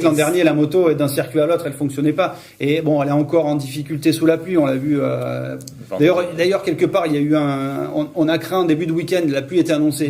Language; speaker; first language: French; native; French